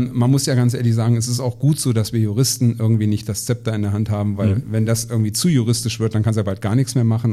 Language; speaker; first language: German; native; German